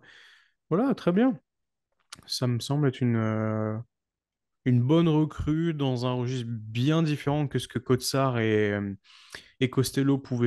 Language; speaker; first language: French; native; French